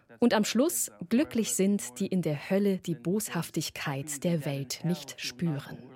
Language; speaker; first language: German; native; German